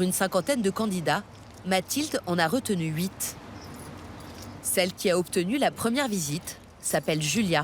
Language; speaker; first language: French; native; French